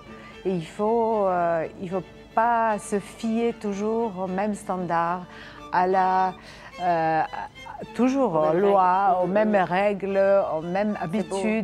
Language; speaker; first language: French; non-native, fluent; Serbian